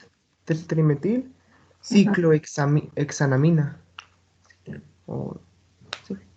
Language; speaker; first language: Spanish; native; Spanish